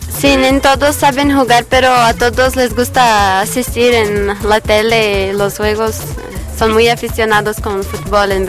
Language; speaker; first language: Spanish; non-native, learner; Portuguese